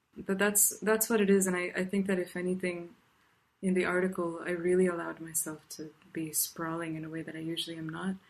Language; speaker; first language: English; non-native, local second language; Tamil